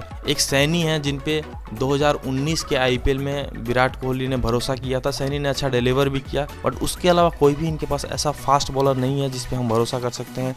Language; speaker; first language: Hindi; native; Hindi